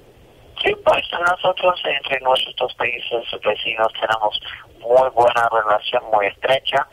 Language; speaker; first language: Spanish; non-native, fluent; English